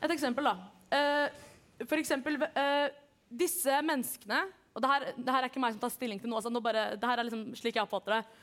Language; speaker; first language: Norwegian; early bilingual, other home language; Kurdish